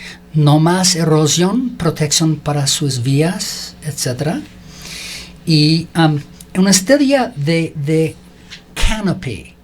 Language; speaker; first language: Spanish; non-native, learner; English